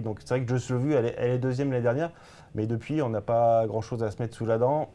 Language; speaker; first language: French; native; French